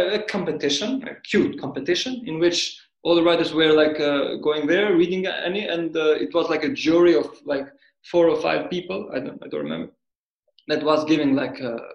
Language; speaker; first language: English; non-native, fluent; Albanian